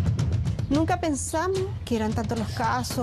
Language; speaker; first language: Spanish; native; Spanish